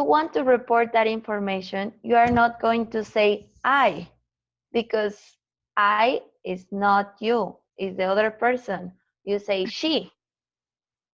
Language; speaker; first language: English; non-native, fluent; Spanish